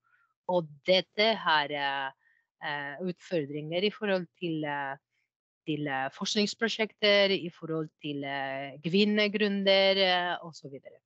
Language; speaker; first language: Norwegian; non-native, fluent; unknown